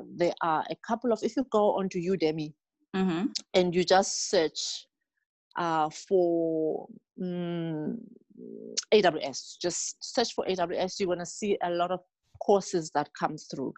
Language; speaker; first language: English; non-native, local second language; Xhosa